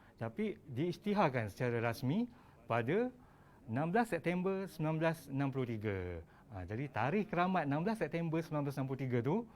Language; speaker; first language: Malay; native; Malay